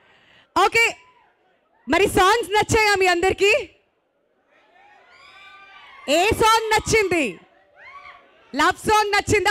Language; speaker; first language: Telugu; native; Telugu